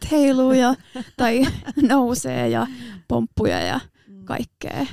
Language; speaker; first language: Finnish; native; Finnish